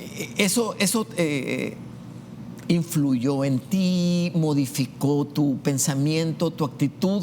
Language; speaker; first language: Spanish; native; Spanish